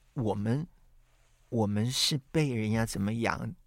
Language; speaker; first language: Chinese; native; Chinese